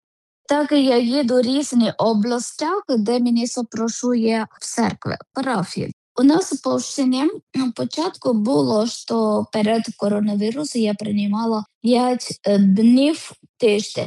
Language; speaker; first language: Ukrainian; non-native, learner; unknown